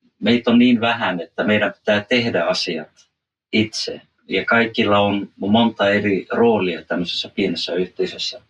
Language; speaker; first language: Finnish; early bilingual, heritage; Finnish